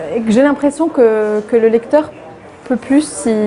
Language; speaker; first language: French; non-native, local second language; Arabic